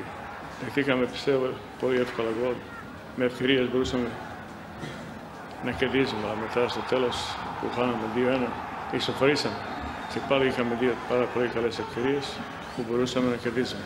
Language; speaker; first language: Greek; non-native, fluent; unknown